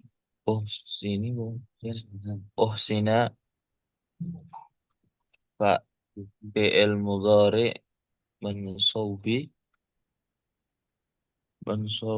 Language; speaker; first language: Arabic; non-native, learner; Indonesian